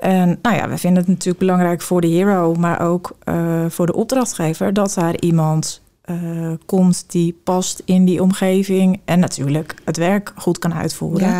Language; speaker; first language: Dutch; native; Dutch